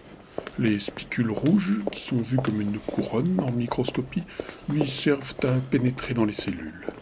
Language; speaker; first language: French; native; French